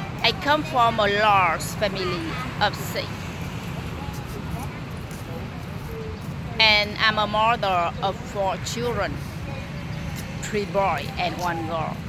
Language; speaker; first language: English; non-native, learner; Vietnamese